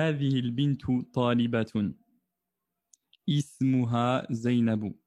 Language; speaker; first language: Arabic; non-native, fluent; French